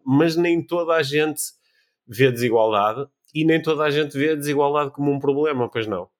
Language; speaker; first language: Portuguese; native; Portuguese